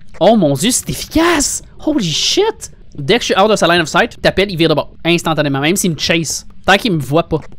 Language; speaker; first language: French; native; French